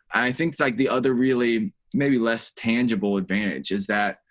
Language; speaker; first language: English; native; English